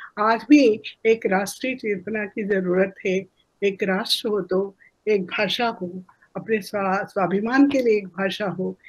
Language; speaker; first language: Hindi; non-native, local second language; Telugu